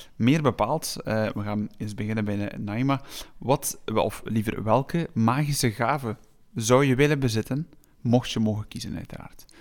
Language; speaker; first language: Dutch; native; Dutch